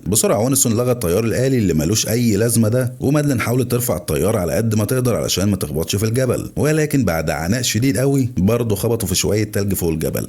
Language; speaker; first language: Arabic; native; Arabic